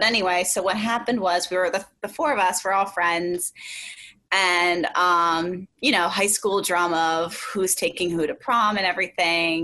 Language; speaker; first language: English; native; English